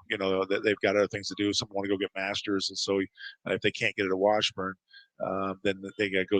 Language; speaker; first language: English; native; English